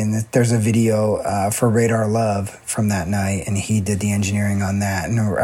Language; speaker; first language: English; native; English